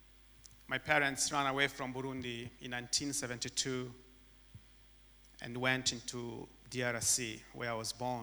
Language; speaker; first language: English; non-native, fluent; Rundi